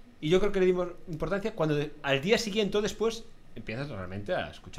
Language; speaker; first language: Spanish; native; Spanish